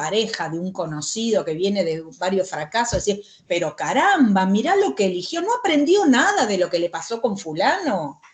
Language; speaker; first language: Spanish; native; Spanish